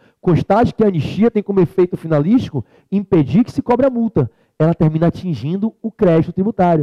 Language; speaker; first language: Portuguese; native; Portuguese